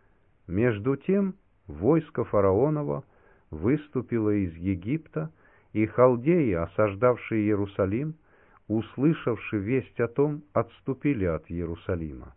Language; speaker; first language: Russian; native; Russian